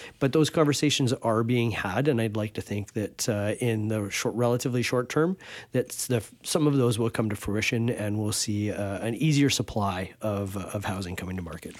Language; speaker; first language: English; native; English